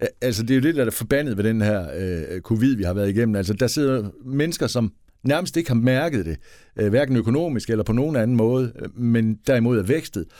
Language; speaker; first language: Danish; native; Danish